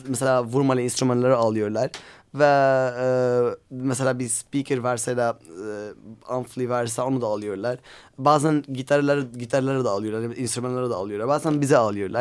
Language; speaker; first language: Turkish; non-native, learner; Arabic